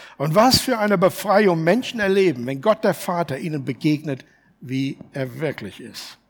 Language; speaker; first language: German; native; German